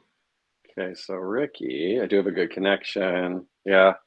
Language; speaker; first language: English; native; English